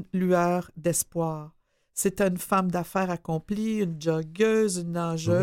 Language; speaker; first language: French; native; French